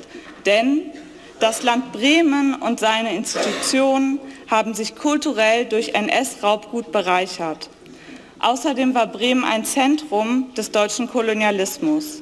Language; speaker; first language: German; native; German